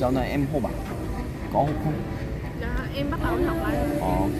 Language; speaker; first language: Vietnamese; non-native, learner; Korean